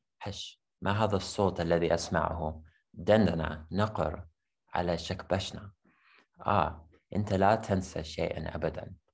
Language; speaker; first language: Arabic; non-native, fluent; English